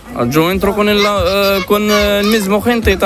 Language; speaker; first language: Spanish; non-native, learner; Arabic